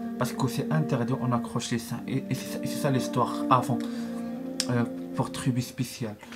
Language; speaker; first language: French; non-native, learner; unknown